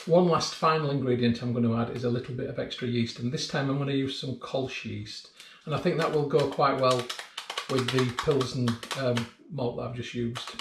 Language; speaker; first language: English; native; English